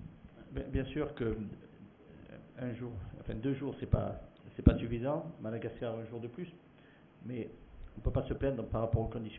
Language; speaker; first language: French; native; French